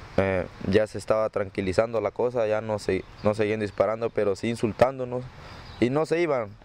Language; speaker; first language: Spanish; native; Spanish